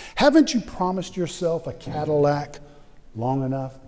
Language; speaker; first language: English; native; English